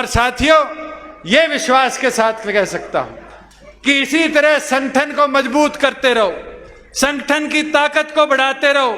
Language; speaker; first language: Hindi; native; Hindi